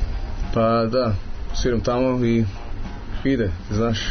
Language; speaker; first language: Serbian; early bilingual, heritage; Serbian